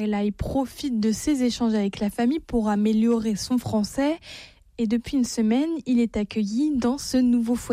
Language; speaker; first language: French; native; French